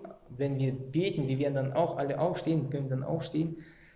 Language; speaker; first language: German; non-native, fluent; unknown